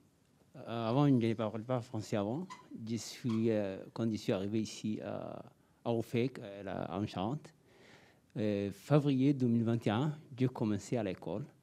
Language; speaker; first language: French; non-native, learner; Somali